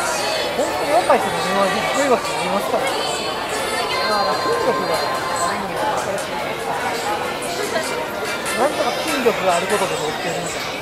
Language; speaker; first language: Japanese; native; Japanese